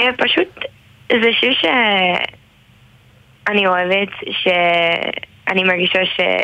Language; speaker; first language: Hebrew; non-native, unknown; English